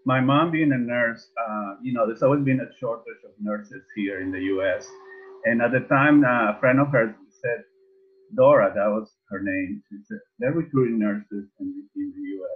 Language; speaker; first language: English; non-native, fluent; Spanish